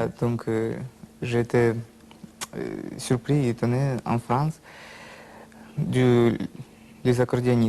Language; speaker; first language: French; non-native, learner; Russian